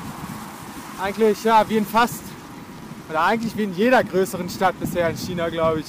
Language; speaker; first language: German; native; German